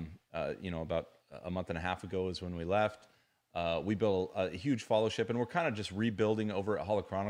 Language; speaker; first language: English; native; English